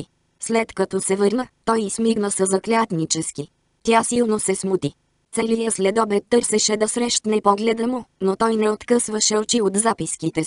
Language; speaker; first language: Bulgarian; native; Bulgarian